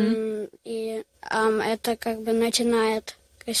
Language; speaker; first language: Russian; early bilingual, heritage; Russian